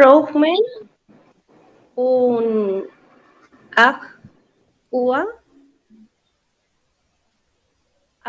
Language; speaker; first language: German; non-native, learner; Spanish